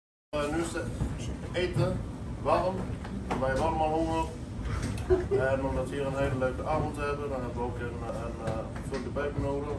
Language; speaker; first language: Dutch; non-native, fluent; Norwegian